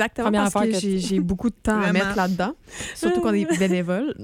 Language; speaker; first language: French; native; French